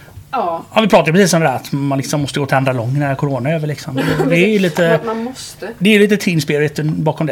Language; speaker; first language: Swedish; native; Swedish